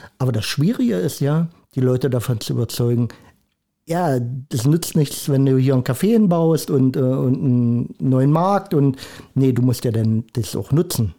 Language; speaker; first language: German; native; German